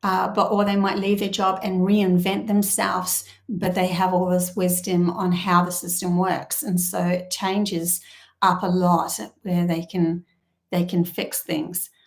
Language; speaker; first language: English; native; English